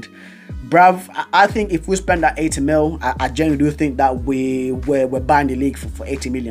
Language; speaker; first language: English; native; English